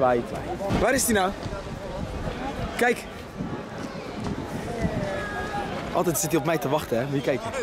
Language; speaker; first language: Dutch; native; Dutch